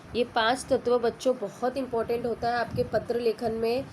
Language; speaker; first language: Hindi; non-native, local second language; Marathi